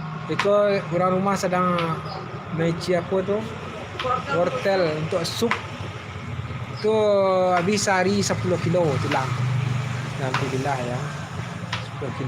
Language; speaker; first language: Indonesian; non-native, local second language; Minangkabau